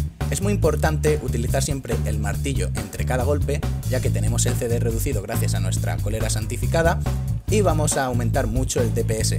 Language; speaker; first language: Spanish; native; Spanish